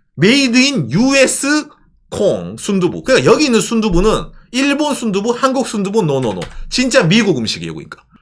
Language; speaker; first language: Korean; native; Korean